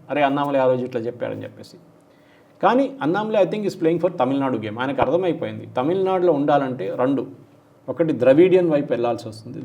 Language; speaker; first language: Telugu; non-native, local second language; Malayalam